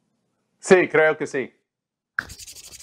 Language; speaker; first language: Spanish; non-native, learner; English